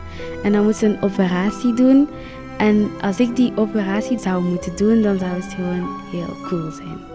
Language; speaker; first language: Dutch; early bilingual, other home language; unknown